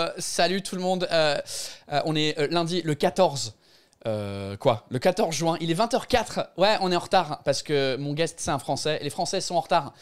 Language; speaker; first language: French; non-native, fluent; English